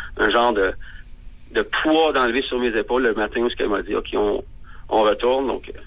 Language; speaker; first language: French; native; French